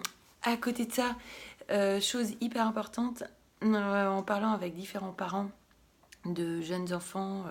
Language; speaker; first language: French; native; French